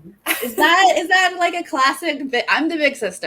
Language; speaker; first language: English; native; English